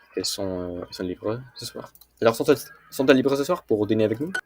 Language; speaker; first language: French; non-native, learner; English